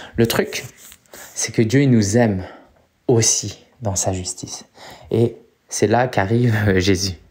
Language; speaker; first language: French; early bilingual, other home language; Chinese